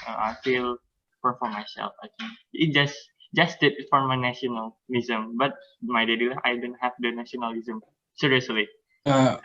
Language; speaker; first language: English; non-native, learner; Indonesian